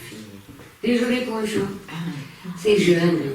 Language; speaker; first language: French; native; French